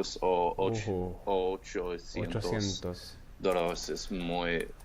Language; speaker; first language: Spanish; non-native, learner; English